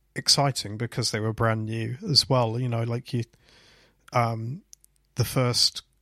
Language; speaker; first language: English; native; English